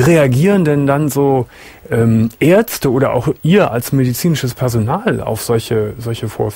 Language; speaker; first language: German; native; German